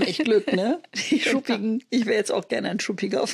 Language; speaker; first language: German; native; German